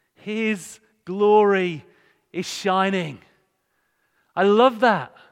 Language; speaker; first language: English; native; English